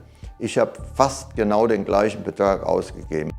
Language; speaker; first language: German; native; German